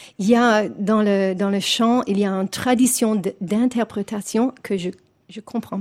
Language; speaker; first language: French; non-native, fluent; English